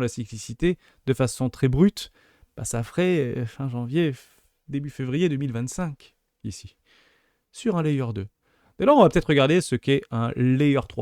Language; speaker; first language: French; native; French